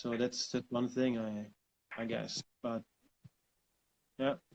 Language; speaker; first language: English; non-native, fluent; German